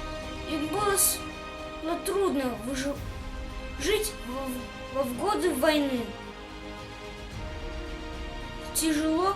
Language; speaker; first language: Russian; native; Russian